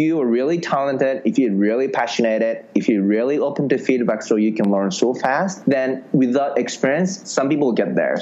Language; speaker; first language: English; non-native, fluent; Japanese